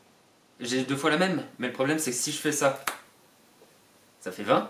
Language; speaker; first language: French; native; French